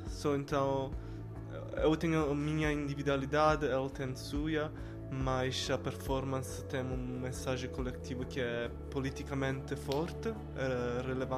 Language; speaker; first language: Portuguese; non-native, learner; Italian